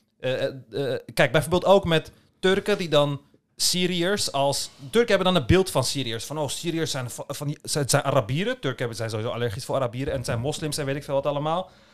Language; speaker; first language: Dutch; early bilingual, other home language; Turkish